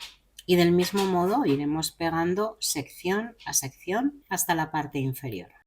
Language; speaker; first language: Spanish; native; Spanish